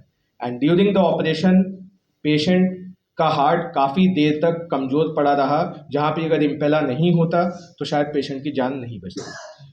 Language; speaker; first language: Hindi; native; Hindi